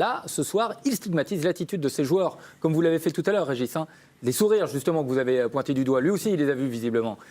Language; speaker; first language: French; native; French